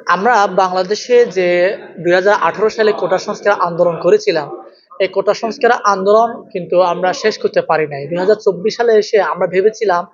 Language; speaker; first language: Bangla; non-native, local second language; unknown